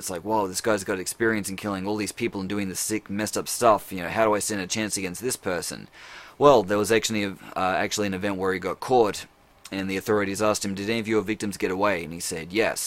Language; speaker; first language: English; native; English